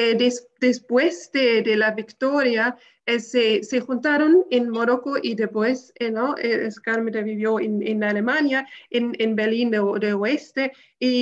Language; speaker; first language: Spanish; non-native, fluent; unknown